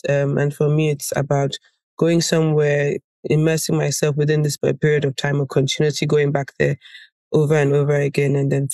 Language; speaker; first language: English; non-native, local second language; Yoruba